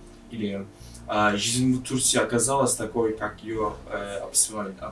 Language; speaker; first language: Russian; non-native, learner; Turkish